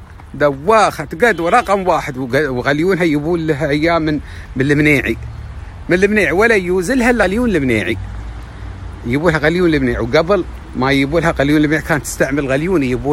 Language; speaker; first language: Arabic; native; Arabic